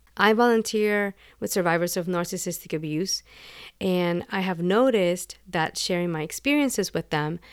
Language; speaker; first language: English; non-native, fluent; Spanish